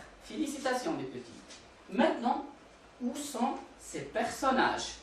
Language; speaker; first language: French; non-native, local second language; Arabic